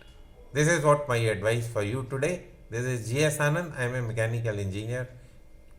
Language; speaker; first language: English; non-native, local second language; Hindi